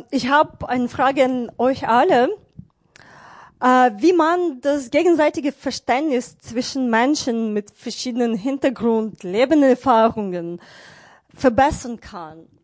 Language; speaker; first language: German; non-native, learner; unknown